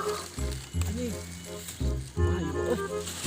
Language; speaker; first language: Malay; non-native, local second language; Sundanese